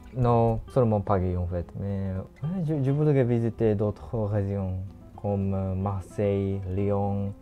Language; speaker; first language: French; non-native, fluent; Japanese